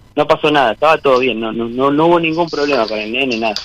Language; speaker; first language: Spanish; native; Spanish